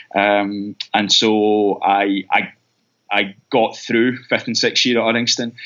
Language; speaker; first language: English; native; English